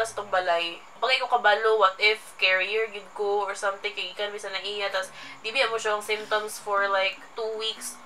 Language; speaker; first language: English; non-native, local second language; Cebuano